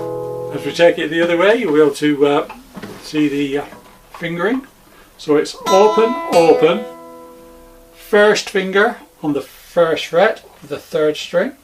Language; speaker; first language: English; native; English